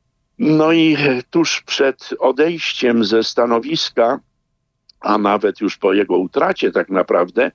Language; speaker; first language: Polish; native; Polish